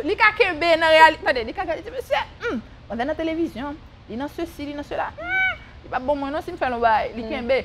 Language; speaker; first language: French; non-native, local second language; Haitian Creole